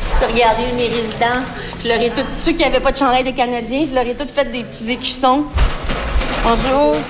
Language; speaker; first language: French; native; French